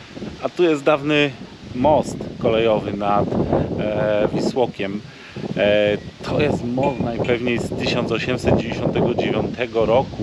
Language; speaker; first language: Polish; native; Polish